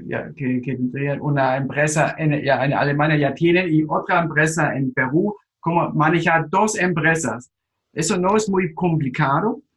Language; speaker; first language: Spanish; non-native, fluent; German